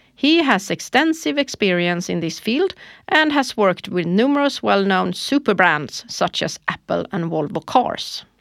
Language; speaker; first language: English; non-native, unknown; Swedish